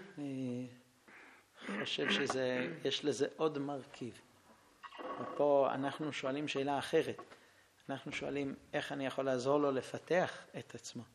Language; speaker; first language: Hebrew; non-native, fluent; English